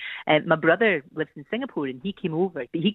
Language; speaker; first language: English; native; English